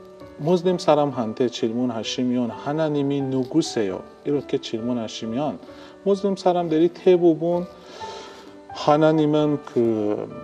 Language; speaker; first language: Korean; non-native, fluent; Persian